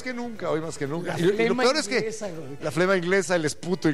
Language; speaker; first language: Spanish; native; Spanish